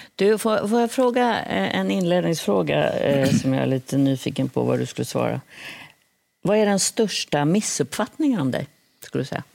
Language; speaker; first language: Swedish; native; Swedish